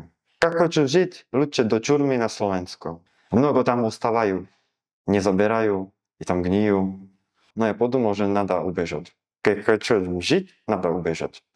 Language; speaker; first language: Russian; non-native, learner; Slovak